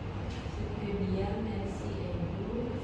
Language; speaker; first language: French; non-native, learner; Indonesian